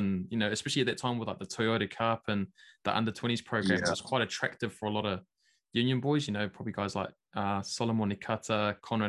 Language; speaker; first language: English; native; English